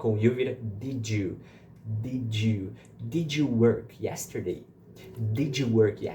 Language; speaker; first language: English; non-native, fluent; Portuguese